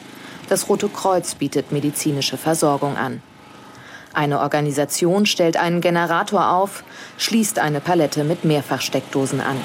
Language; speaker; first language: German; native; German